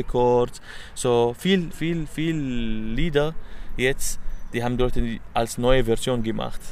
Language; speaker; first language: German; non-native, learner; Arabic